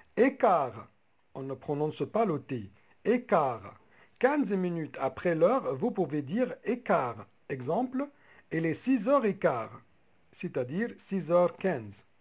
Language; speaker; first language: French; non-native, local second language; Arabic